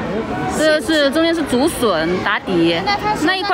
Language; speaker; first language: Chinese; native; Chinese